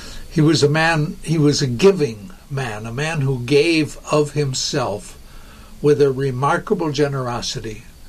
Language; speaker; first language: English; native; English